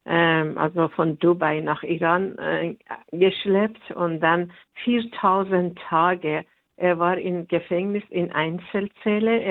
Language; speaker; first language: German; non-native, fluent; Persian